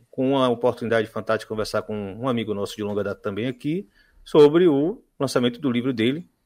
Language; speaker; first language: Portuguese; native; Portuguese